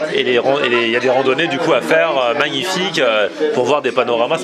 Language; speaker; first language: French; native; French